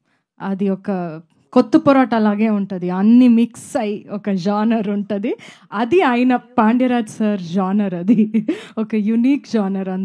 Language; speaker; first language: Telugu; non-native, fluent; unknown